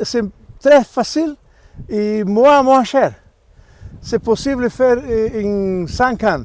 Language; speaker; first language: French; non-native, learner; Portuguese